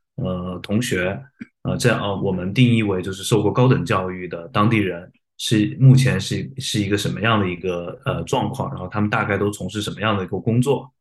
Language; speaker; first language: Chinese; native; Chinese